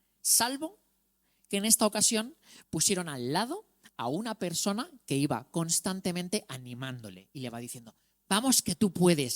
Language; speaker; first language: Spanish; native; Spanish